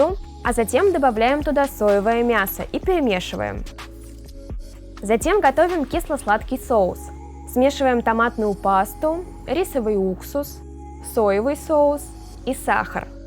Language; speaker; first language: Russian; native; Russian